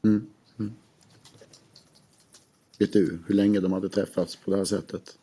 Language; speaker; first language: Swedish; native; Swedish